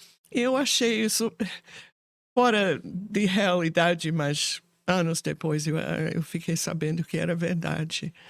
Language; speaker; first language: Portuguese; non-native, fluent; English